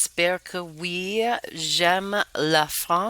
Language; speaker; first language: French; non-native, fluent; English